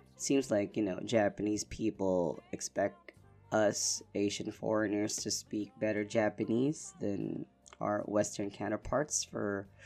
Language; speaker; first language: English; non-native, local second language; Filipino